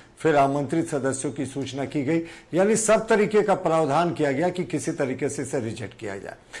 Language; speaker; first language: Hindi; non-native, local second language; Sadri